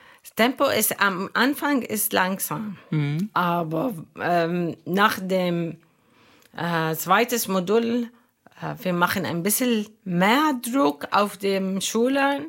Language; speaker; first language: German; non-native, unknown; Arabic